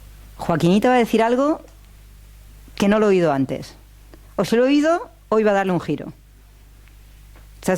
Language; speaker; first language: Spanish; native; Spanish